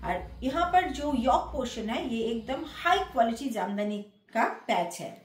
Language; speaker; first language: Hindi; non-native, local second language; Bangla